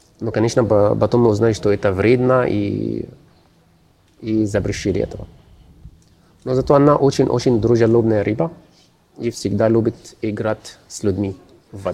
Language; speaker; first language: Russian; non-native, learner; Arabic